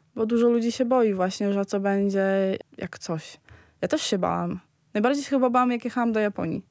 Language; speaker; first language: Polish; native; Polish